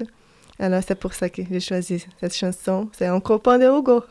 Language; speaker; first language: French; non-native, fluent; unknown